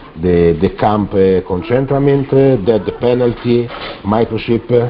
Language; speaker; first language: English; non-native, learner; Italian